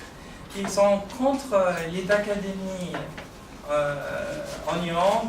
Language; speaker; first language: French; non-native, fluent; Persian